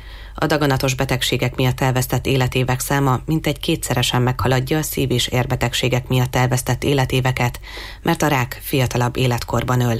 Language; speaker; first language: Hungarian; native; Hungarian